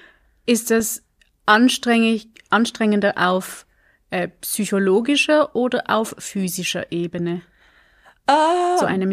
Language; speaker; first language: German; native; German